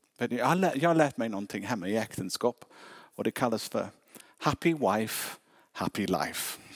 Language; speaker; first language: Swedish; non-native, fluent; English